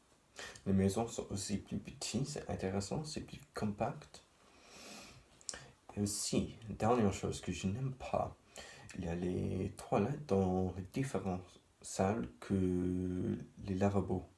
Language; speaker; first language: French; non-native, learner; English